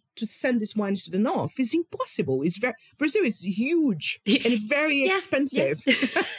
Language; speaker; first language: English; non-native, fluent; Portuguese